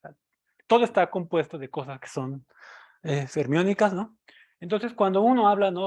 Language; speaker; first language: Spanish; native; Spanish